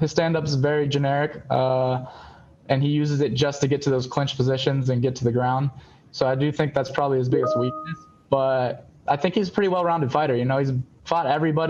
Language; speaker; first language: English; native; English